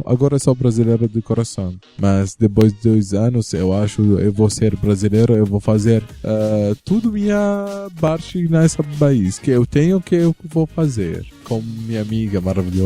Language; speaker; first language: Portuguese; non-native, learner; Arabic